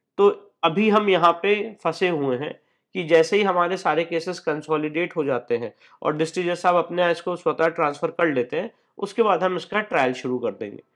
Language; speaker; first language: Hindi; native; Hindi